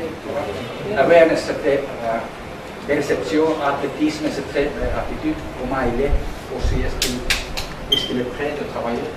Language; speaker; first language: French; non-native, learner; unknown